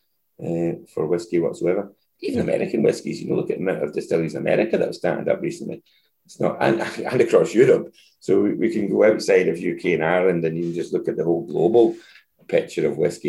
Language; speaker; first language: English; native; English